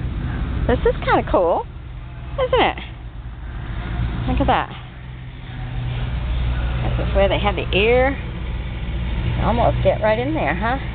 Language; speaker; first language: English; native; English